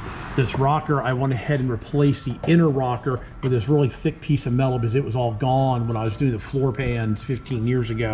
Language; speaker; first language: English; native; English